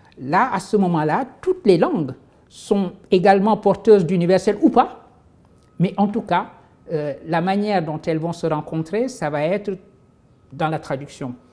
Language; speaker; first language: French; non-native, local second language; Wolof